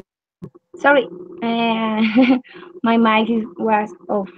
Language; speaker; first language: English; non-native, learner; Spanish